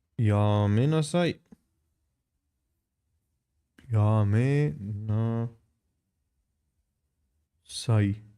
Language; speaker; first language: Japanese; non-native, learner; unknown